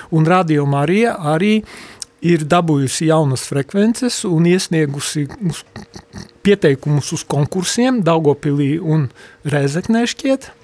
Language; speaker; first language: Latvian; non-native, local second language; Polish